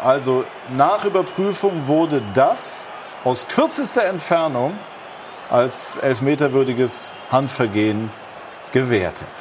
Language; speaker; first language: German; native; German